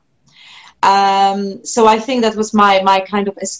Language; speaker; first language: English; non-native, fluent; Polish